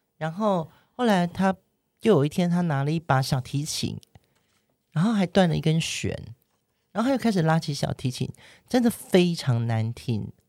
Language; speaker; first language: Chinese; native; Chinese